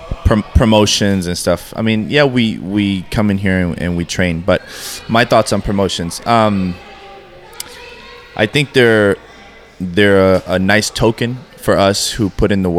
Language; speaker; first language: English; native; English